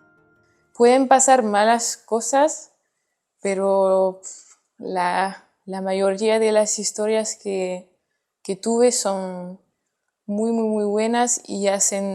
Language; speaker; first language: Spanish; non-native, fluent; French